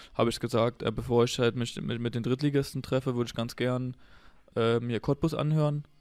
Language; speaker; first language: German; native; German